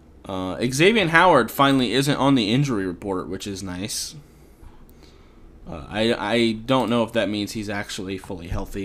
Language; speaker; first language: English; native; English